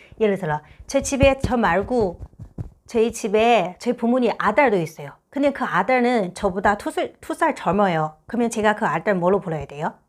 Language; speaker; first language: Korean; non-native, fluent; Chinese